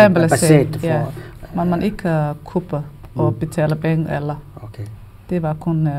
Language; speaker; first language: Danish; non-native, learner; Somali